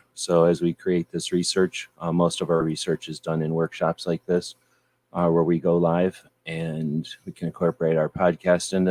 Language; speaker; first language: English; native; English